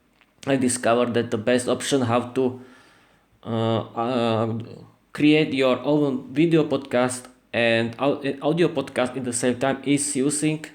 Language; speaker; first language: English; non-native, learner; Slovak